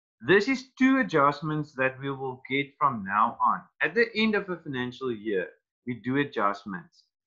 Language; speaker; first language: English; non-native, local second language; Afrikaans